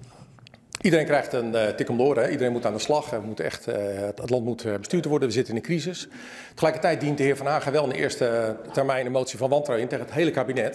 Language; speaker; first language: Dutch; native; Dutch